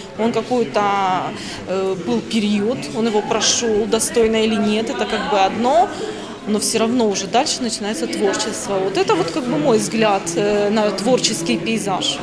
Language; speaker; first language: Russian; native; Russian